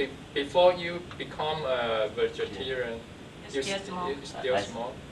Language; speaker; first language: English; non-native, learner; Chinese